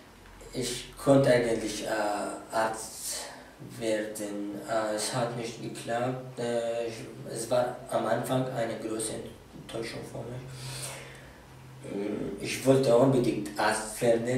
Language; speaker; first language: German; non-native, fluent; Arabic